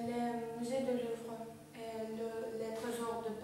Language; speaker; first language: French; non-native, learner; Russian